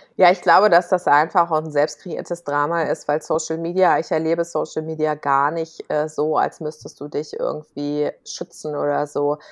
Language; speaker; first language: German; native; German